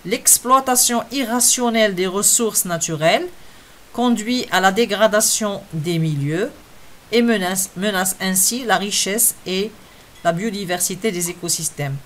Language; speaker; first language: French; non-native, local second language; Arabic